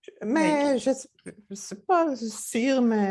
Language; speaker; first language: French; non-native, learner; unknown